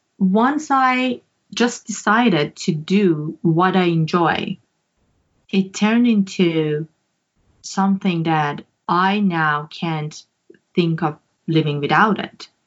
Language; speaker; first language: English; non-native, fluent; Persian